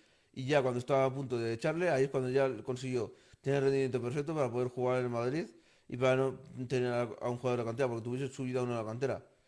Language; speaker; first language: Spanish; native; Spanish